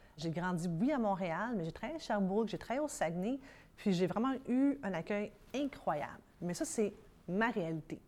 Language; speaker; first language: French; early bilingual, other home language; Arabic